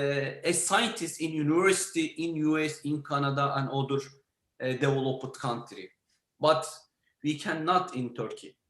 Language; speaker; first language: English; non-native, learner; Turkish